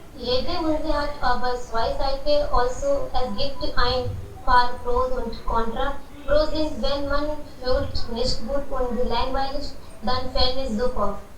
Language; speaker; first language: German; non-native, learner; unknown